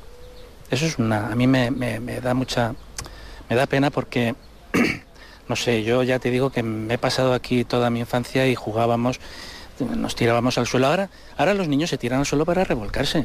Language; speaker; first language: Spanish; native; Spanish